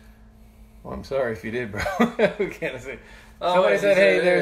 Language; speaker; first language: English; native; English